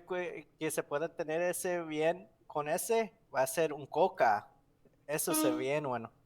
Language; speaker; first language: Spanish; non-native, learner; English